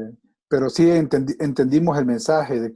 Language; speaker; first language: Spanish; native; Spanish